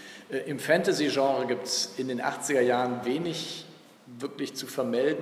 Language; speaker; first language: German; native; German